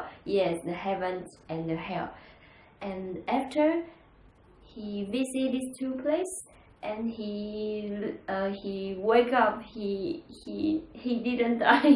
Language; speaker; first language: English; non-native, learner; Chinese